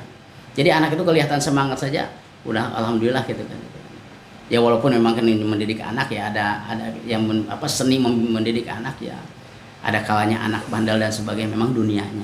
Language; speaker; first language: Indonesian; non-native, local second language; Sundanese